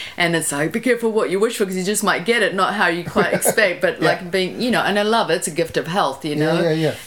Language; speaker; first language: English; native; English